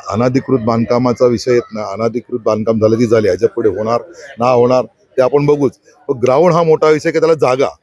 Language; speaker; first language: Marathi; native; Marathi